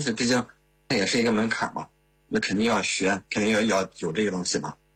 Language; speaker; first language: Chinese; native; Chinese